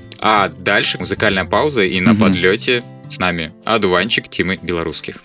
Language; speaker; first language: Russian; native; Russian